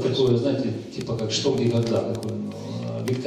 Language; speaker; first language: Russian; native; Russian